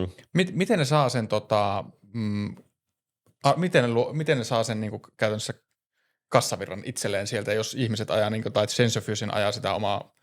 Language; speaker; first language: Finnish; native; Finnish